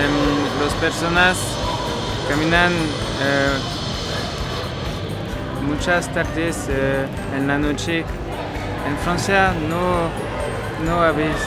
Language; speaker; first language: Spanish; non-native, learner; French